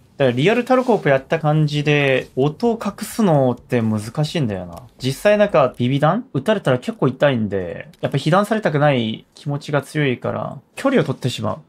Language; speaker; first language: Japanese; non-native, fluent; Korean